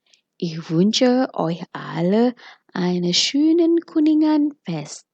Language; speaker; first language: German; non-native, fluent; Indonesian